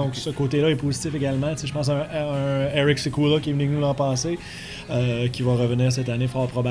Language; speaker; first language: French; native; French